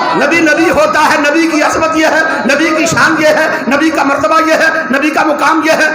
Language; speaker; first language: Urdu; non-native, local second language; Punjabi